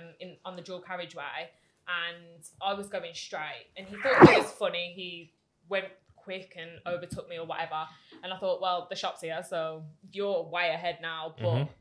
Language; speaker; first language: English; native; English